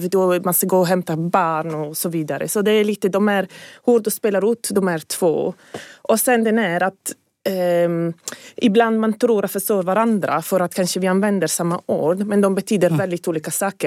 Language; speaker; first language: Swedish; non-native, fluent; Italian